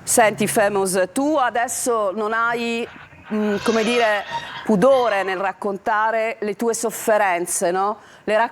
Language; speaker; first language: Italian; native; Italian